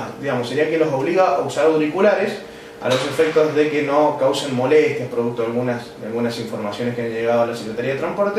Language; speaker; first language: Spanish; native; Spanish